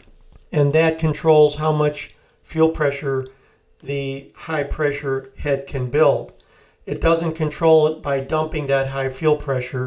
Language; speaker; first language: English; native; English